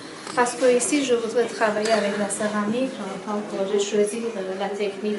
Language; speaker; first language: French; non-native, fluent; Persian